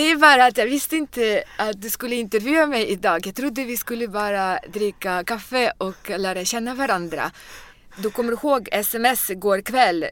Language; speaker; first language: Swedish; non-native, fluent; Russian